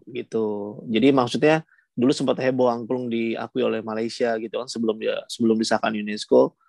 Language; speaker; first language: Indonesian; native; Indonesian